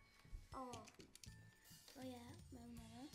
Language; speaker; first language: Welsh; non-native, local second language; English